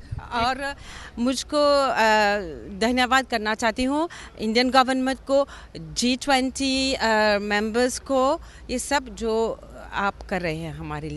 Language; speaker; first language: Hindi; non-native, fluent; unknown